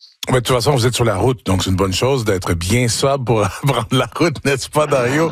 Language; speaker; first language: French; native; French